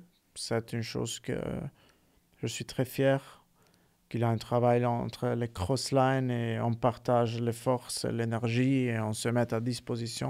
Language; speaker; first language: French; non-native, fluent; Italian